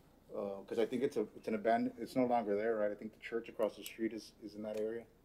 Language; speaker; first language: English; early bilingual, other home language; Spanish